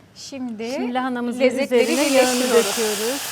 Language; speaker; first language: Turkish; native; Turkish